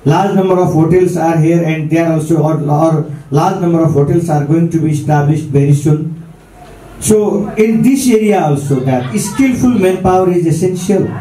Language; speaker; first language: English; non-native, local second language; Nepali